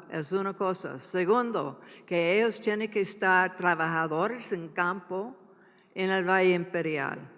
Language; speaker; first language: Spanish; non-native, learner; English